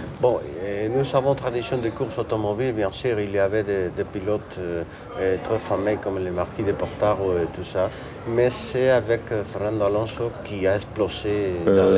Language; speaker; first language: French; non-native, fluent; Spanish